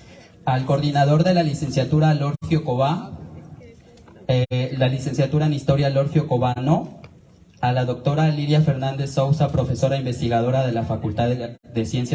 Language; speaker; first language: Spanish; native; Spanish